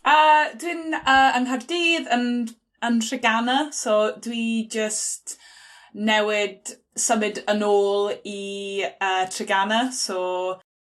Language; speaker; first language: Welsh; non-native, local second language; English